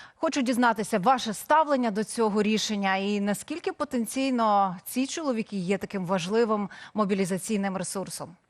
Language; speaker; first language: Ukrainian; native; Ukrainian